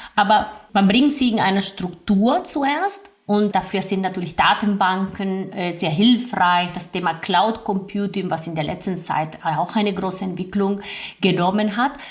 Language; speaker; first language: German; non-native, fluent; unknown